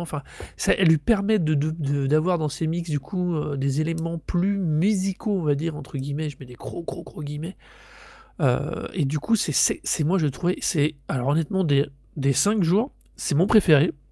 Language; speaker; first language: French; native; French